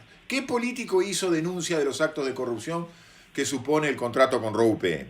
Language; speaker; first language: Spanish; native; Spanish